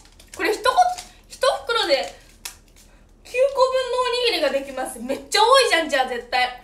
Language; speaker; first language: Japanese; native; Japanese